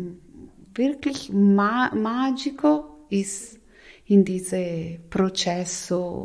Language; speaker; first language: German; non-native, local second language; Italian